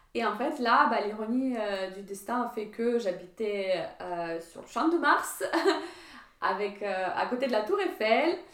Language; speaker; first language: French; non-native, fluent; Ukrainian